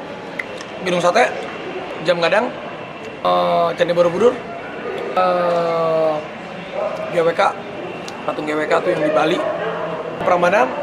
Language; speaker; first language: Indonesian; native; Indonesian